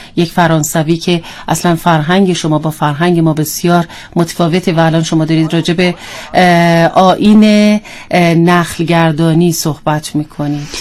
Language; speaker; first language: Persian; native; Persian